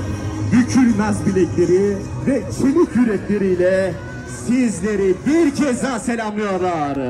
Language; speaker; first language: Turkish; native; Turkish